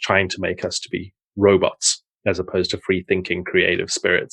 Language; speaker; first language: English; native; English